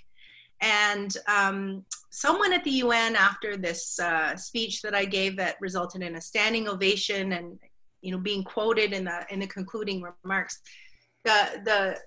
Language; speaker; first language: English; native; English